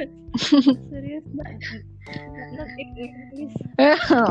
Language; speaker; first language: English; non-native, learner; Indonesian